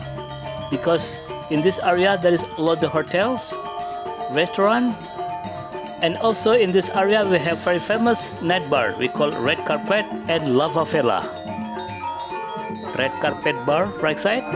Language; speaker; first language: English; non-native, learner; Indonesian